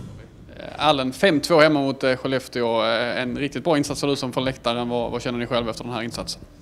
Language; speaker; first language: Swedish; native; Swedish